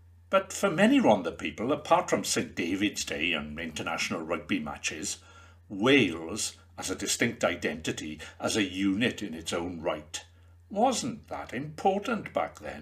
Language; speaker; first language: English; native; English